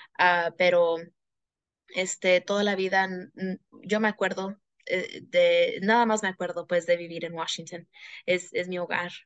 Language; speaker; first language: Spanish; early bilingual, heritage; Spanish